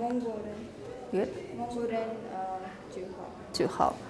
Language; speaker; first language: Chinese; non-native, learner; Mongolian